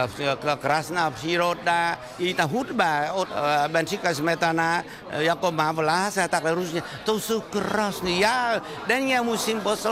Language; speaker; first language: Czech; non-native, local second language; Vietnamese